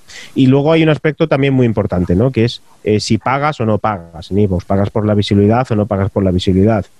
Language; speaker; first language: Spanish; native; Spanish